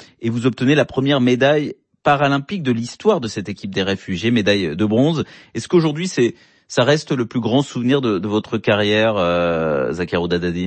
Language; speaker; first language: French; native; French